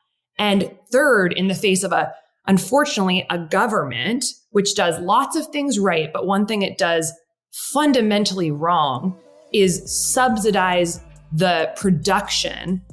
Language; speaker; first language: English; native; English